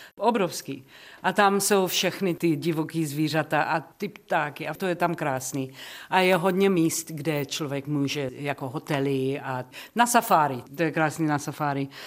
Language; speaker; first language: Czech; early bilingual, heritage; Czech